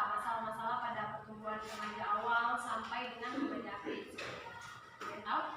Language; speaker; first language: Indonesian; native; Indonesian